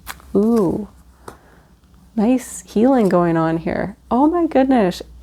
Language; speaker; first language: English; native; English